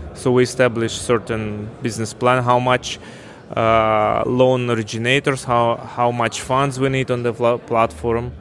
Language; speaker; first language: English; non-native, fluent; Ukrainian